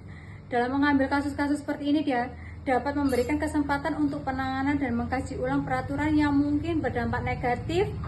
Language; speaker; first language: Indonesian; native; Indonesian